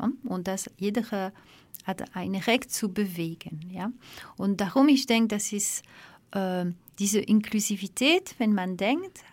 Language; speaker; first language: German; non-native, fluent; French